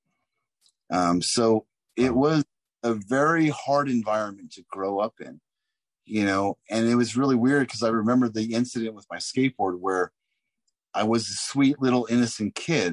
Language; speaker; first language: English; native; English